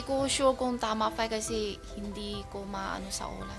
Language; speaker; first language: Filipino; non-native, learner; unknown